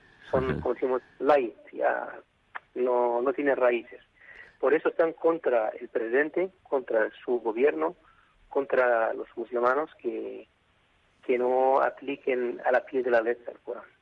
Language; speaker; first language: Spanish; non-native, fluent; Arabic